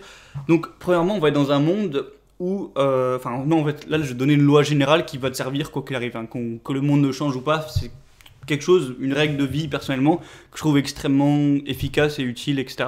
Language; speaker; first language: French; native; French